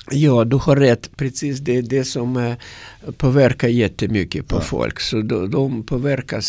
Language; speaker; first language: Swedish; non-native, learner; Russian